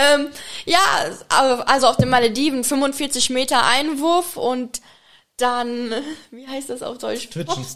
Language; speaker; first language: German; non-native, fluent; Czech